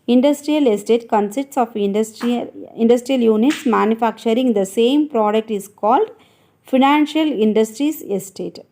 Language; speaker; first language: English; non-native, local second language; Tamil